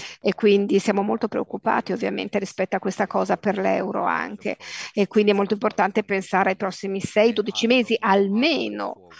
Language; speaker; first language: Italian; native; Italian